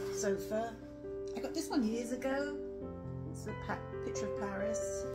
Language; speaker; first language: English; native; English